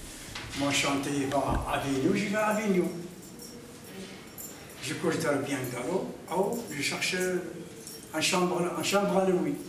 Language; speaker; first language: French; non-native, learner; Arabic